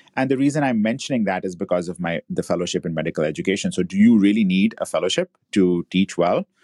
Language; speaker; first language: English; native; English